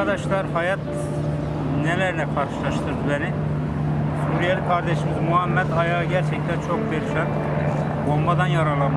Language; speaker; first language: Turkish; native; Turkish